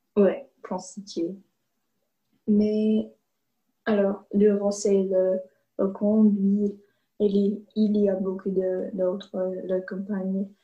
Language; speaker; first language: French; non-native, learner; English